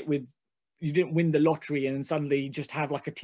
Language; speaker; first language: English; non-native, local second language; Hindi